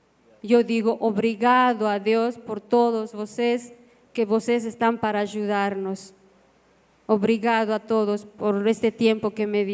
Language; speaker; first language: Portuguese; non-native, learner; Spanish